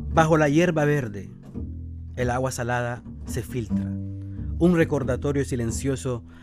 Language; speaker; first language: Spanish; early bilingual, heritage; Spanish